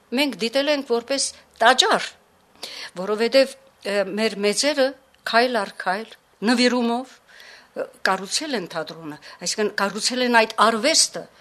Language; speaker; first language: Armenian; native; Armenian